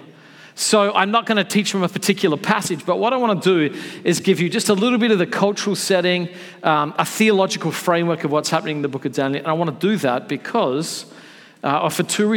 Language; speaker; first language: English; native; English